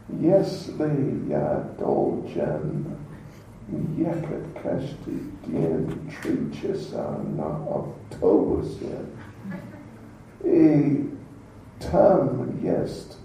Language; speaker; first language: Russian; non-native, learner; English